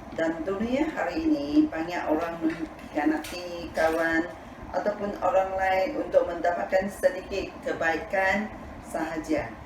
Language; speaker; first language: Malay; non-native, local second language; Tamil